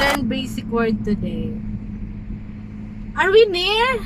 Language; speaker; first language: English; non-native, local second language; Filipino